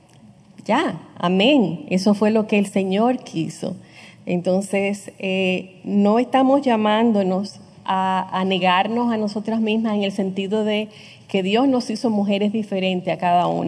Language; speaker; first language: Spanish; native; Spanish